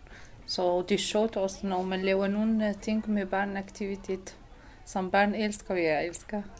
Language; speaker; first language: Danish; non-native, local second language; Arabic